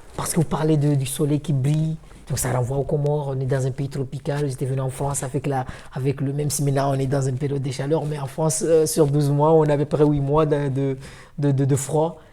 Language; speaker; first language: French; non-native, local second language; Ngazidja Comorian